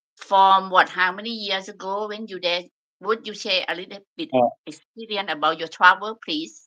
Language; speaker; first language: English; non-native, learner; Thai